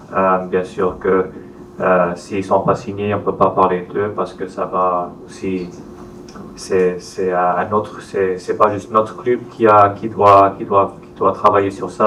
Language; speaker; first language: French; non-native, fluent; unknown